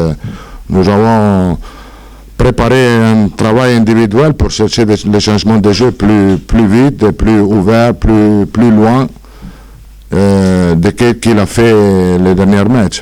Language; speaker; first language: French; non-native, fluent; Italian